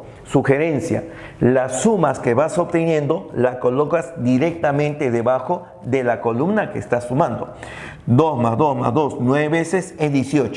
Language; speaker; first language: Spanish; native; Spanish